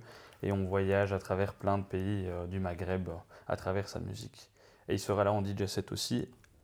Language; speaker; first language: French; native; French